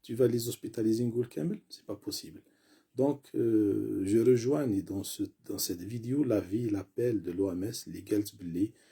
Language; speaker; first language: French; non-native, local second language; Arabic